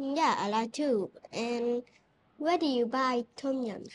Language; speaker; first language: English; non-native, learner; Thai